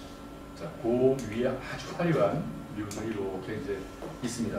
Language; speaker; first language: Korean; native; Korean